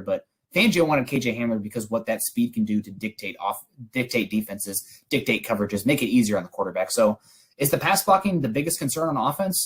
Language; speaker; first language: English; native; English